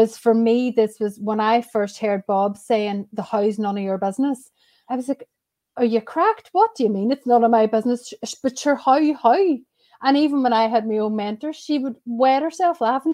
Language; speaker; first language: English; native; English